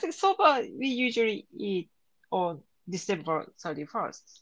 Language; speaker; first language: English; non-native, learner; Japanese